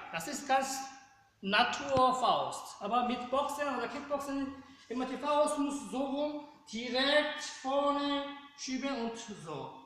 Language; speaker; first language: German; non-native, learner; Korean